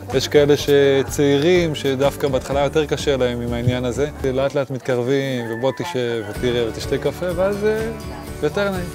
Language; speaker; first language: Hebrew; native; Hebrew